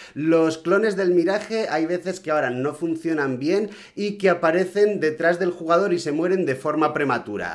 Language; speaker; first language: Spanish; native; Spanish